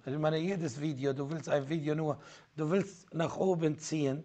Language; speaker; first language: German; non-native, fluent; Arabic